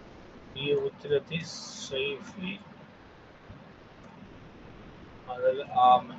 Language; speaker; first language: Arabic; non-native, fluent; Tamil